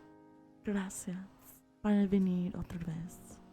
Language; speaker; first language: Spanish; early bilingual, heritage; English